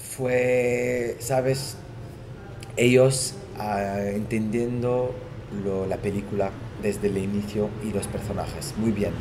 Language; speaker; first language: Spanish; non-native, fluent; Portuguese